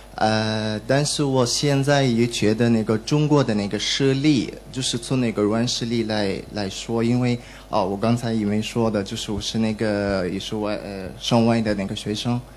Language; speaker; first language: Chinese; non-native, learner; Arabic